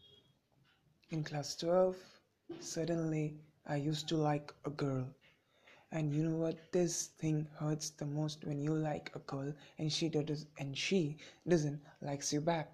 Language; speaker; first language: English; non-native, local second language; Bangla